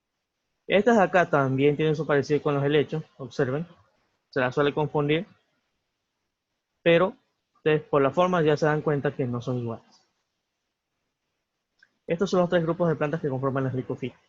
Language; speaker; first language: Spanish; native; Spanish